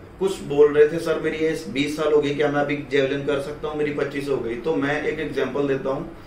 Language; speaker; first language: Hindi; non-native, local second language; Punjabi